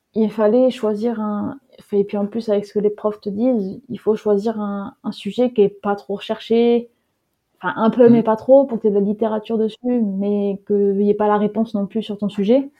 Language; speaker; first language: French; early bilingual, heritage; Dutch